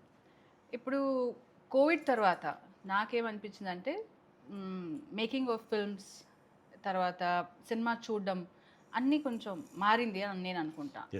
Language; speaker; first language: Telugu; non-native, local second language; Kannada